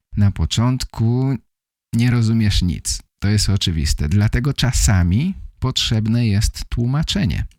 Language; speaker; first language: Polish; native; Polish